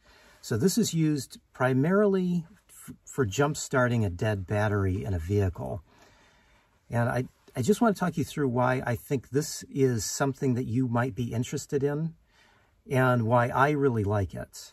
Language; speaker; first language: English; native; English